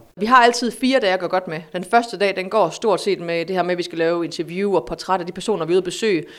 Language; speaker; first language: Danish; native; Danish